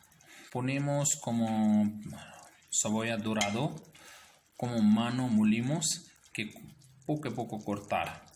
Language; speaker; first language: Spanish; non-native, learner; Urdu